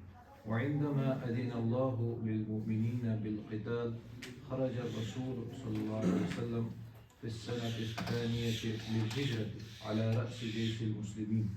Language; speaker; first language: Arabic; non-native, learner; Urdu